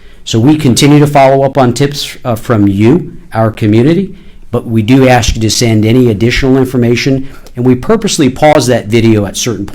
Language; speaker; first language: English; native; English